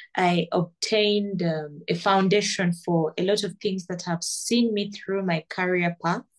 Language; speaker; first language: English; non-native, local second language; Ganda